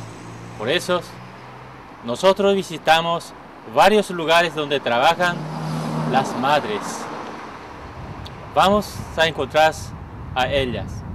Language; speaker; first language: Spanish; non-native, learner; Korean